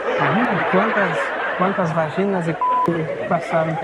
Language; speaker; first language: Spanish; non-native, learner; Portuguese